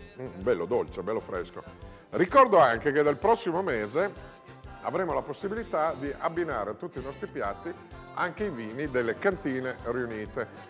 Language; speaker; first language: Italian; native; Italian